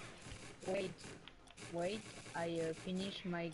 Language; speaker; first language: English; non-native, learner; French